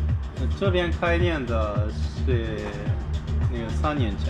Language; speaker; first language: Chinese; non-native, fluent; Japanese